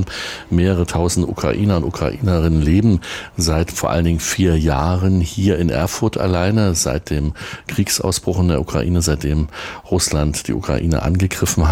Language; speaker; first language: German; native; German